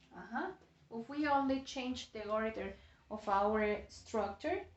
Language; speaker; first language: English; non-native, fluent; Spanish